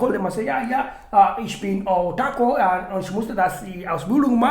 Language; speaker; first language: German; non-native, learner; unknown